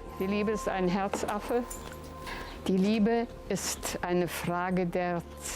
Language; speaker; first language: German; non-native, fluent; Lithuanian